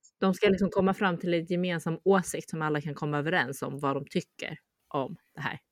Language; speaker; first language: Swedish; early bilingual, other home language; Chinese